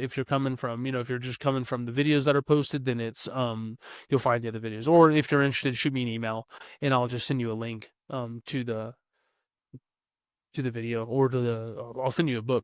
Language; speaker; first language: English; native; English